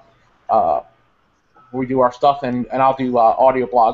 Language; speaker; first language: English; native; English